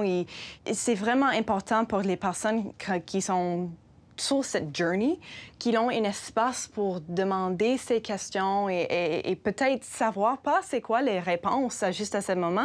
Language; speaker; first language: French; non-native, local second language; English